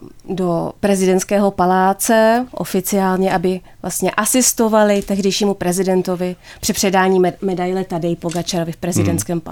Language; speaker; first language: Czech; native; Czech